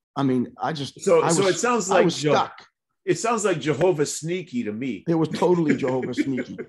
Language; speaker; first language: English; native; English